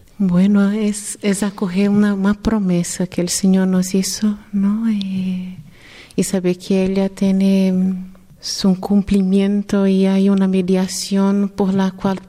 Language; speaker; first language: Spanish; non-native, fluent; Portuguese